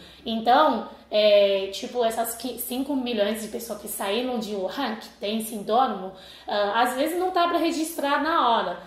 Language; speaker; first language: Portuguese; non-native, fluent; Chinese